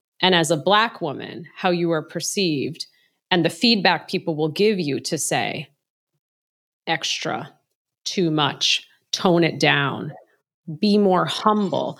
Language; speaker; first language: English; native; English